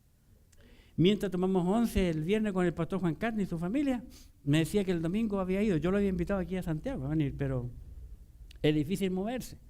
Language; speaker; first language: Spanish; native; Spanish